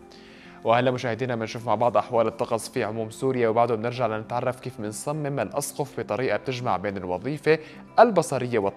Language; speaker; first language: Arabic; native; Arabic